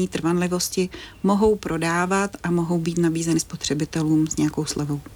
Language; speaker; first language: Czech; native; Czech